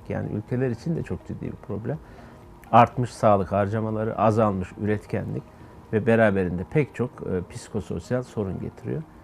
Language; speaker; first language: Turkish; native; Turkish